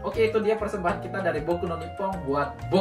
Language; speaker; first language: Indonesian; native; Indonesian